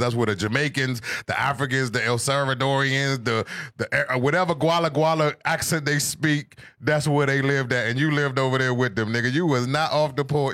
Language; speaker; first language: English; native; English